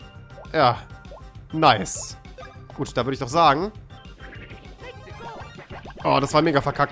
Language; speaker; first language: German; native; German